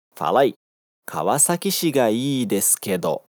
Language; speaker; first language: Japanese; non-native, fluent; Portuguese